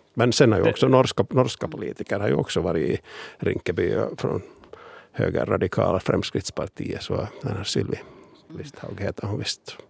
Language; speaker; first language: Swedish; native; Swedish